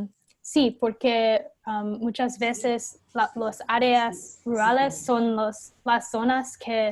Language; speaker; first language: Spanish; non-native, fluent; English